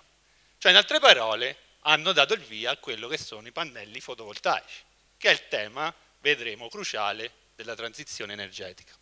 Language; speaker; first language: Italian; native; Italian